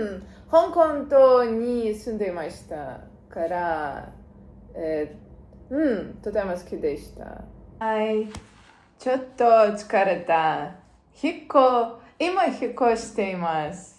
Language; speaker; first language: Japanese; non-native, learner; Russian